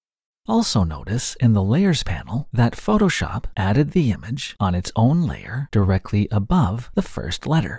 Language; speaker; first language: English; native; English